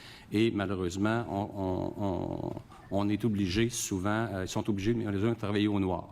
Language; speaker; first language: French; native; French